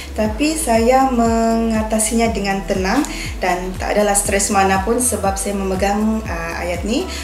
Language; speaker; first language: Malay; native; Malay